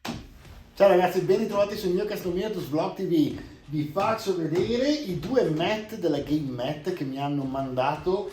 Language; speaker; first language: Italian; native; Italian